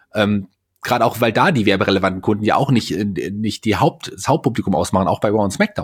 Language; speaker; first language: German; native; German